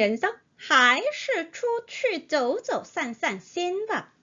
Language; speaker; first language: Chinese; non-native, fluent; Korean